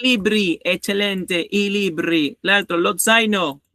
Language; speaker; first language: Italian; non-native, learner; Spanish